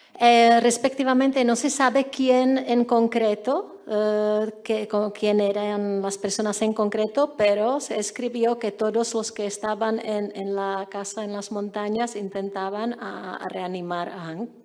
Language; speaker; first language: Spanish; non-native, fluent; Czech